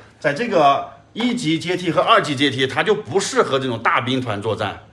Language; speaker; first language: Chinese; native; Chinese